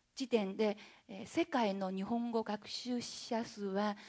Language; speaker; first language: Japanese; non-native, fluent; Chinese